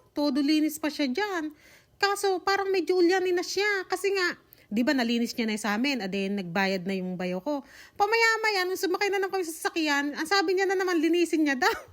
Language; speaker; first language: Filipino; native; Filipino